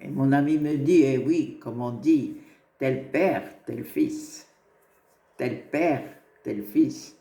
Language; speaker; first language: French; non-native, local second language; Arabic